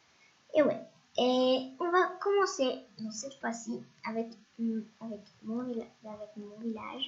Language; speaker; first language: French; non-native, fluent; Spanish